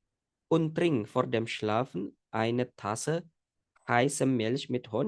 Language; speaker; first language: German; non-native, fluent; Indonesian